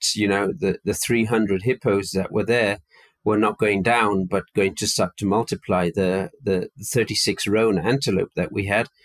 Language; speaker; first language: English; native; English